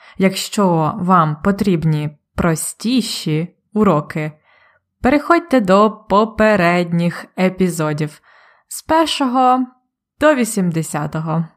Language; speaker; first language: Ukrainian; native; Ukrainian